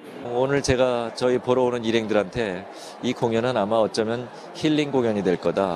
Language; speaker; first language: Korean; native; Korean